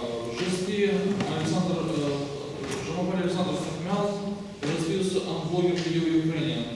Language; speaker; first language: French; non-native, learner; Russian